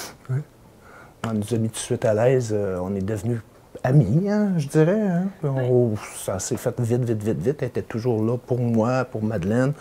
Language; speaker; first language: French; native; French